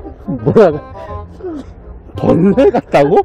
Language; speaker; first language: Korean; native; Korean